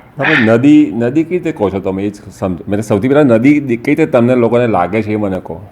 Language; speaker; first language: Gujarati; native; Gujarati